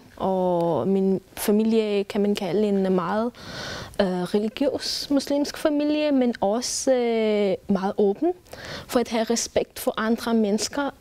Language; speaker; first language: Danish; non-native, fluent; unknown